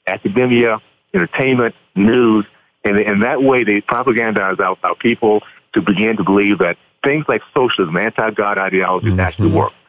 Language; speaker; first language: English; native; English